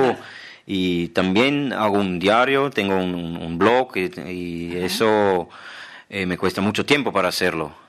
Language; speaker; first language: Spanish; non-native, fluent; German